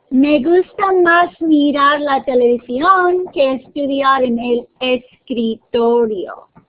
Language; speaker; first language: Spanish; non-native, fluent; English